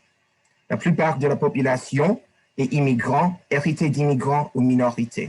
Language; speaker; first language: French; non-native, learner; English